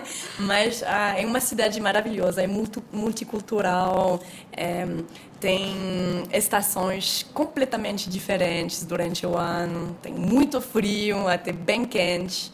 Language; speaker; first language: Portuguese; non-native, fluent; French